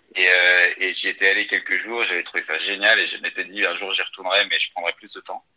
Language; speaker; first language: French; native; French